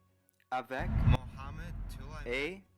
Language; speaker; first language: French; non-native, learner; English